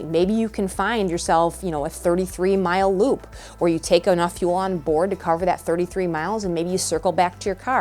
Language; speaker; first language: English; native; English